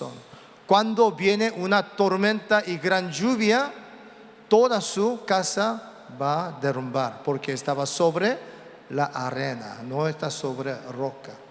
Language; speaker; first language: Spanish; non-native, learner; Korean